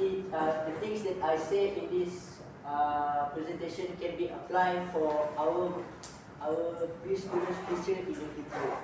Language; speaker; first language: English; non-native, local second language; Malay